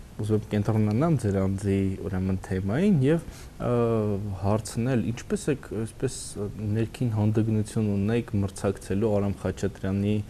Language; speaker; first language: Armenian; native; Armenian